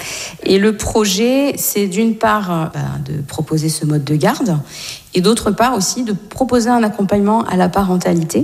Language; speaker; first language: French; native; French